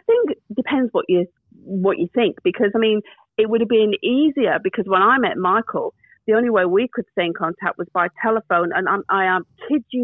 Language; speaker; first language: English; native; English